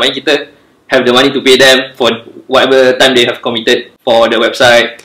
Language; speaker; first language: English; non-native, local second language; Malay